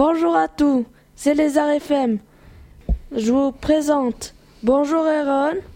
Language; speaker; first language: French; non-native, learner; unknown